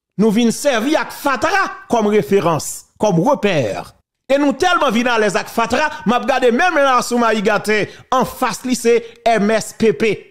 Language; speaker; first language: French; non-native, local second language; Haitian Creole